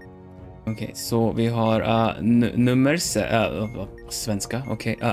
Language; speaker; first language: Swedish; non-native, learner; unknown